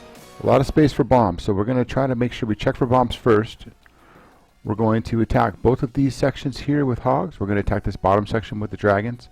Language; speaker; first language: English; native; English